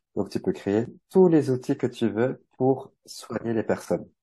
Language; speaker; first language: French; native; French